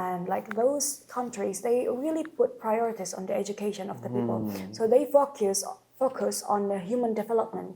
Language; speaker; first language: English; non-native, local second language; Indonesian